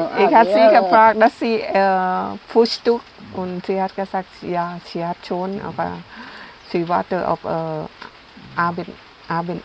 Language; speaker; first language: German; non-native, learner; Thai